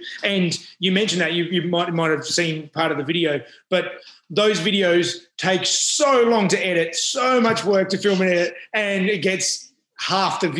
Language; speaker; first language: English; native; English